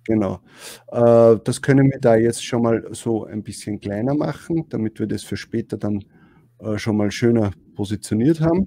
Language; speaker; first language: German; native; German